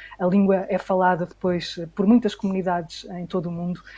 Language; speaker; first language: Portuguese; native; Portuguese